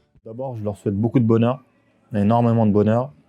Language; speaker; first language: French; native; French